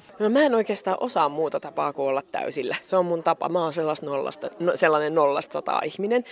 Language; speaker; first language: Finnish; native; Finnish